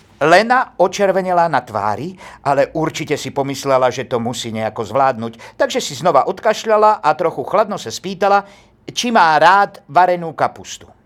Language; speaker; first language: Slovak; native; Slovak